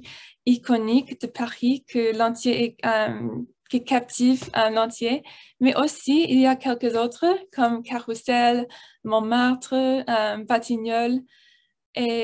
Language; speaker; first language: French; non-native, learner; English